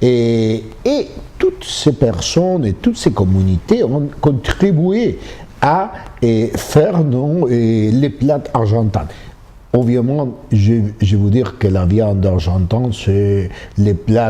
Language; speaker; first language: French; non-native, fluent; Spanish